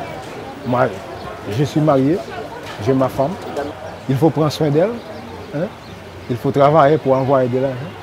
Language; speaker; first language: French; non-native, local second language; Haitian Creole